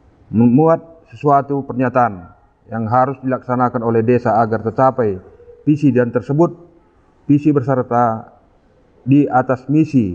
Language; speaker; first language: Indonesian; non-native, local second language; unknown